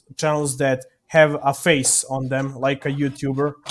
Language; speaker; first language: English; non-native, fluent; Serbian